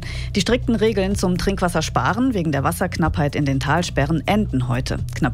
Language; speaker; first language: German; native; German